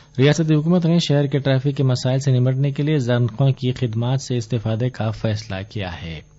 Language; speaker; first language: Urdu; native; Urdu